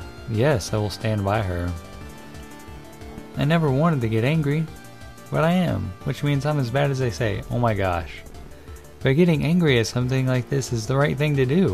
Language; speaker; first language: English; native; English